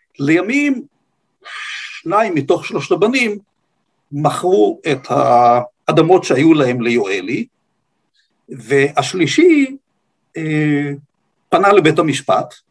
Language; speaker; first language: Hebrew; native; Hebrew